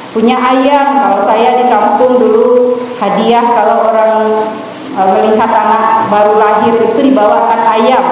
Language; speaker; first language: Indonesian; native; Indonesian